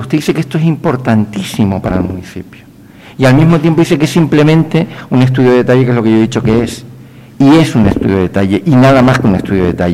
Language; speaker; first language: Spanish; native; Spanish